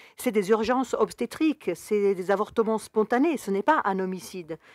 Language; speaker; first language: French; non-native, fluent; Spanish